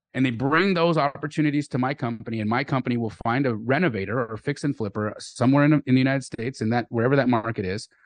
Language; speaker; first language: English; native; English